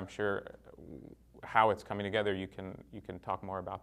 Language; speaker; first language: English; native; English